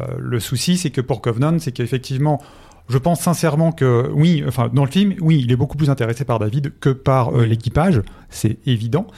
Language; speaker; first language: French; native; French